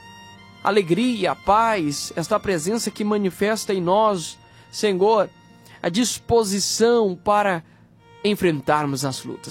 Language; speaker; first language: Portuguese; native; Portuguese